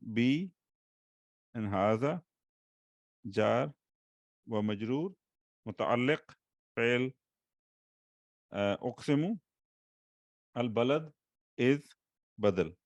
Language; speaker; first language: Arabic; non-native, fluent; Urdu